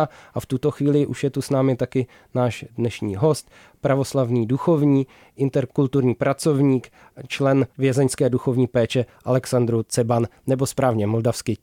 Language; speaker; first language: Czech; native; Czech